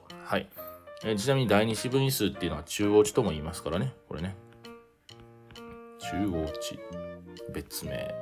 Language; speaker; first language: Japanese; native; Japanese